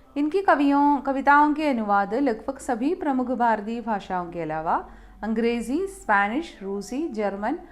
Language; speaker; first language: Hindi; non-native, local second language; Malayalam